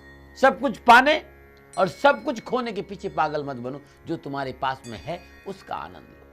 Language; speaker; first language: Hindi; native; Hindi